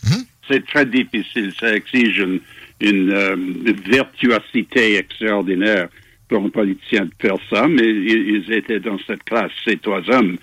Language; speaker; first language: French; non-native, fluent; English